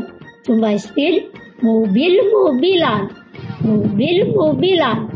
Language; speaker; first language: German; non-native, learner; Indonesian